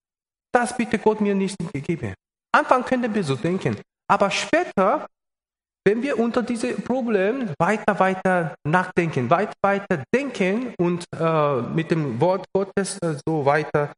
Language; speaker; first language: German; non-native, learner; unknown